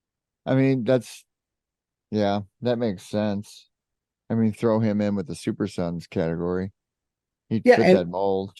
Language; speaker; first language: English; native; English